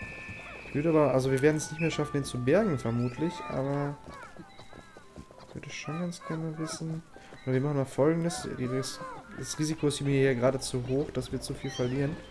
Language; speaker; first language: German; native; German